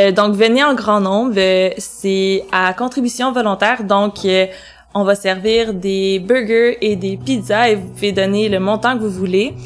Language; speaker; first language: French; native; French